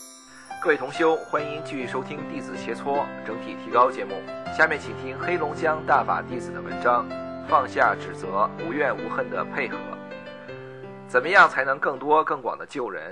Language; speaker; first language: Chinese; native; Chinese